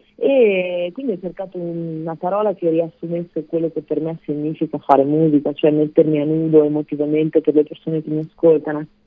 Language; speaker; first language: Italian; native; Italian